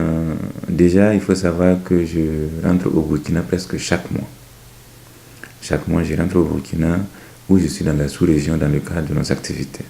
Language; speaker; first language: French; non-native, local second language; Mossi